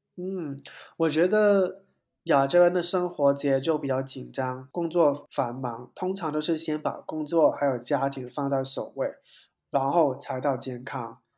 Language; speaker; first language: Chinese; non-native, local second language; Cantonese